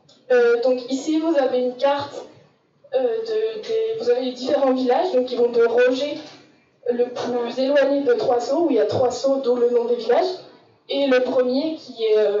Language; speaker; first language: French; native; French